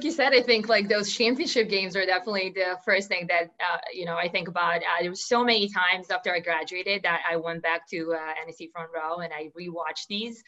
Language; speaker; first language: English; non-native, fluent; Serbian